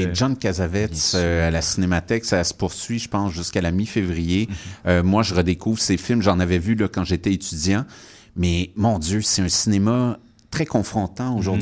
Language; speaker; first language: French; native; French